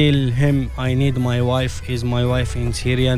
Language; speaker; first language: English; non-native, learner; Arabic